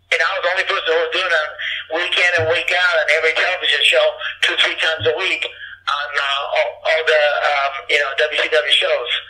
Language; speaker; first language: English; early bilingual, other home language; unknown